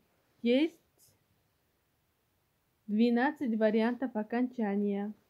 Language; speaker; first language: Russian; non-native, local second language; Kyrgyz